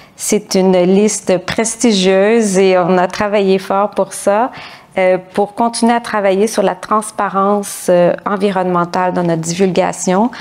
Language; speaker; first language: French; native; French